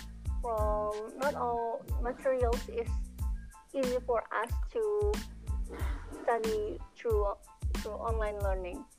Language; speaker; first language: English; non-native, learner; Indonesian